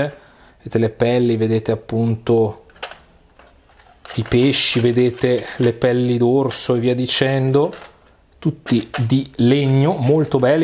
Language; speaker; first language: Italian; native; Italian